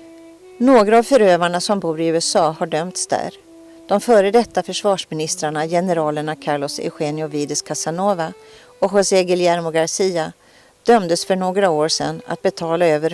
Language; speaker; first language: Swedish; native; Swedish